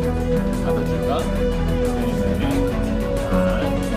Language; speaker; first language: Indonesian; non-native, learner; Korean